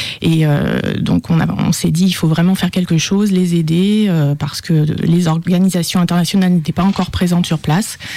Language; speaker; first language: French; native; French